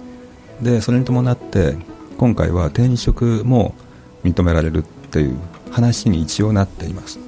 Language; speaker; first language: Japanese; native; Japanese